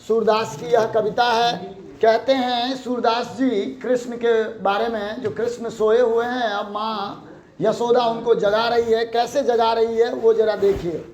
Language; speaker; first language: Hindi; native; Hindi